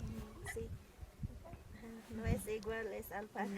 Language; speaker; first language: Spanish; non-native, local second language; Quechua